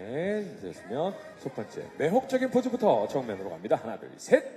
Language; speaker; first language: Korean; native; Korean